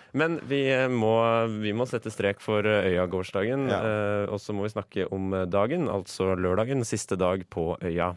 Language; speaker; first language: Norwegian; native; Norwegian